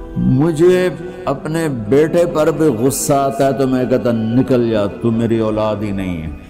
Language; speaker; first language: Urdu; non-native, local second language; Punjabi